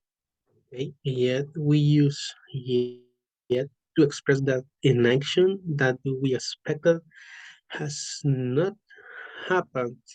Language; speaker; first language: English; non-native, learner; Spanish